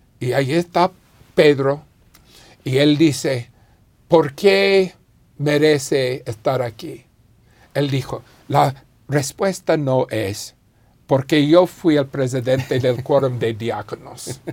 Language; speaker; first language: Spanish; non-native, fluent; English